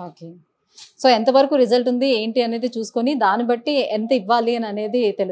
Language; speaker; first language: Telugu; native; Telugu